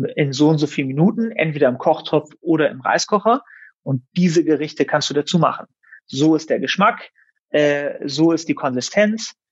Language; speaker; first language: German; native; German